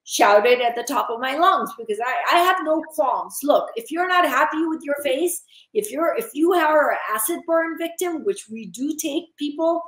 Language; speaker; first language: Urdu; early bilingual, heritage; Hindi